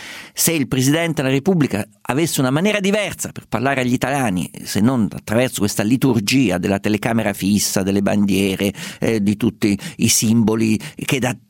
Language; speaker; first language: Italian; native; Italian